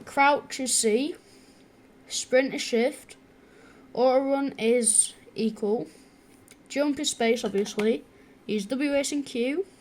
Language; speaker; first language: English; native; English